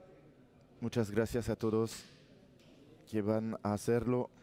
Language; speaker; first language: Spanish; non-native, learner; French